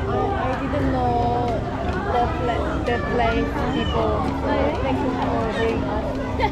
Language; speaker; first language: English; non-native, learner; Korean